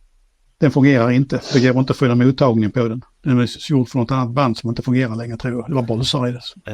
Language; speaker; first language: Swedish; native; Swedish